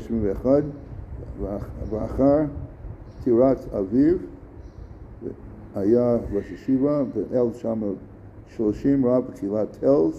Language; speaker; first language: Hebrew; non-native, fluent; English